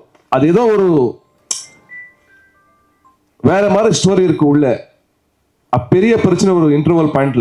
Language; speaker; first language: Tamil; non-native, local second language; Kannada